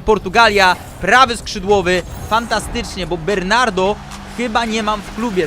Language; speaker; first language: Polish; native; Polish